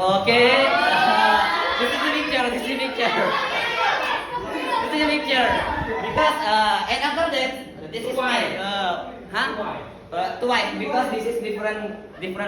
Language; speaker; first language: English; non-native, learner; Indonesian